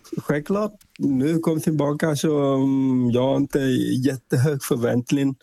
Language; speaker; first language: Swedish; non-native, fluent; Vietnamese